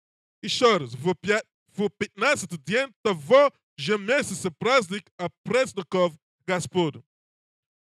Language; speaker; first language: Russian; non-native, learner; English